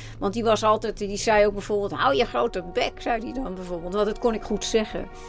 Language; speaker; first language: Dutch; native; Dutch